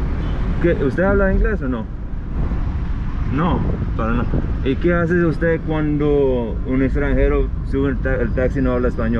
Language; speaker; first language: Spanish; non-native, learner; English